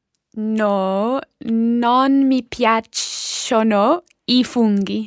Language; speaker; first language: Italian; non-native, learner; English